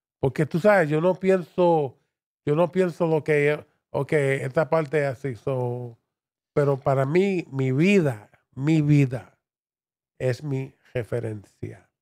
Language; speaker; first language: Spanish; early bilingual, heritage; Spanish